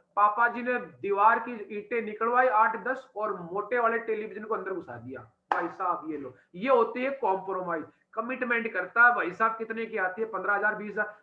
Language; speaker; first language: Hindi; native; Hindi